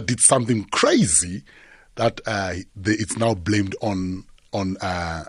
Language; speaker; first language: English; non-native, local second language; Tsonga